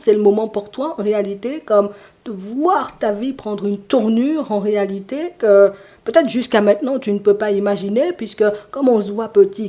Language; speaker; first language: French; native; French